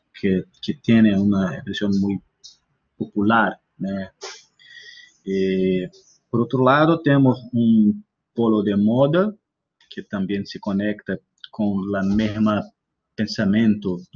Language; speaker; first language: Spanish; non-native, learner; Portuguese